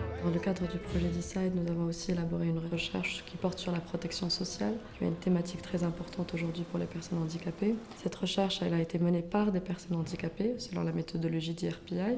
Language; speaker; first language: French; non-native, local second language; Arabic